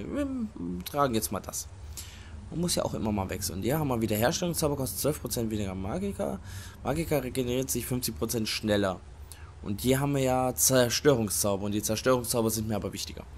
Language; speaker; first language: German; native; German